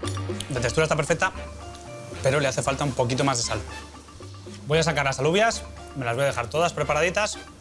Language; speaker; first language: Spanish; native; Spanish